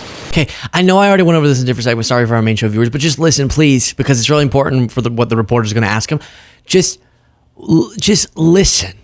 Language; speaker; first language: English; native; English